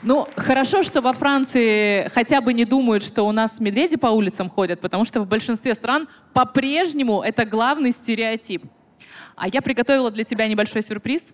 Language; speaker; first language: Russian; native; Russian